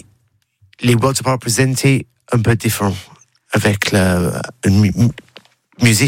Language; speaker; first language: French; non-native, learner; English